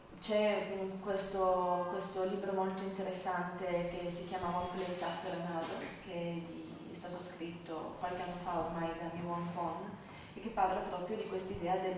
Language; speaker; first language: Italian; native; Italian